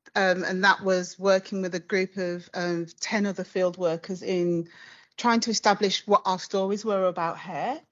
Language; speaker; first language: English; native; English